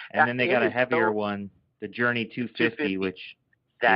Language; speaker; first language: English; native; English